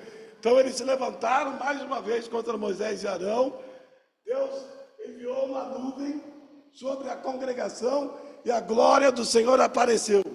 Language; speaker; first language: Portuguese; native; Portuguese